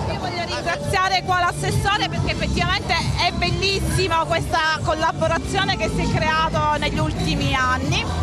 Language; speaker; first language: Italian; native; Italian